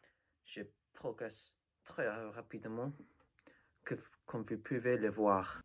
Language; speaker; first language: French; non-native, learner; English